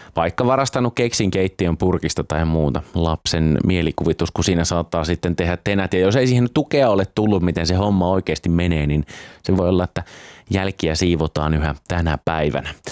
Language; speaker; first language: Finnish; native; Finnish